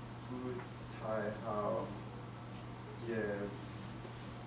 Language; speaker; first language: Chinese; non-native, learner; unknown